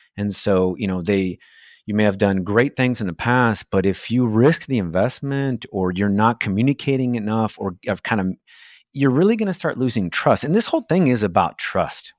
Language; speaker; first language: English; non-native, fluent; Portuguese